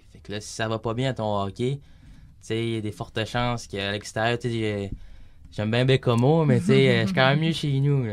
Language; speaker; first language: French; native; French